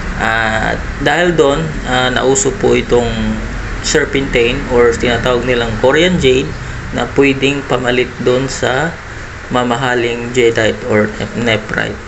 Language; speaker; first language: Filipino; non-native, local second language; Iloko